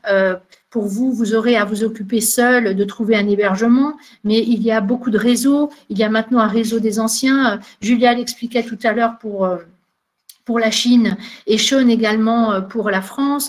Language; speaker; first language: French; native; French